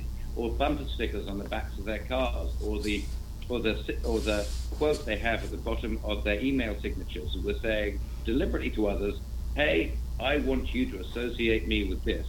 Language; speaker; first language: English; native; English